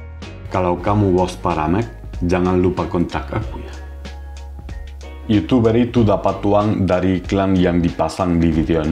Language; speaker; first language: Indonesian; non-native, fluent; Spanish